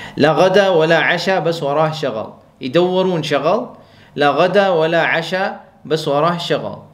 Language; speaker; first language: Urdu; non-native, local second language; Pashto